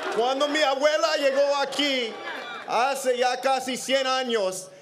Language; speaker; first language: Spanish; early bilingual, other home language; English